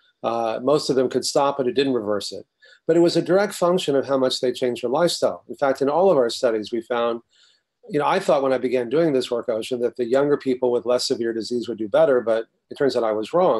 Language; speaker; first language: English; native; English